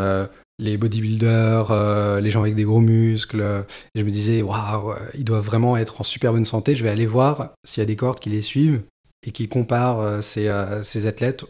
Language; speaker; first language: French; native; French